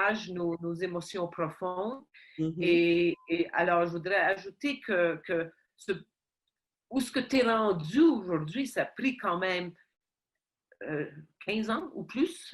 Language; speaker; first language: French; non-native, fluent; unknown